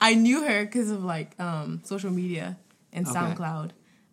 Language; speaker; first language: English; non-native, fluent; French